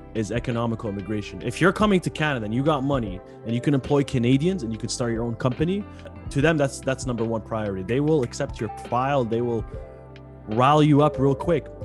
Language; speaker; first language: English; early bilingual, other home language; Arabic